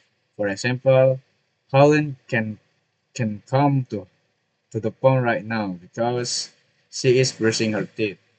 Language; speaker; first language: English; non-native, learner; Indonesian